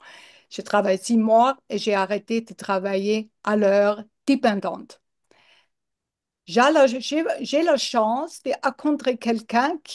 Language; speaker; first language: French; non-native, learner; English